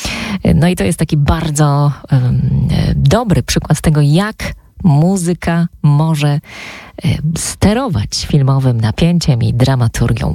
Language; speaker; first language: Polish; native; Polish